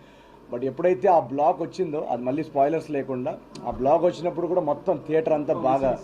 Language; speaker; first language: Telugu; native; Telugu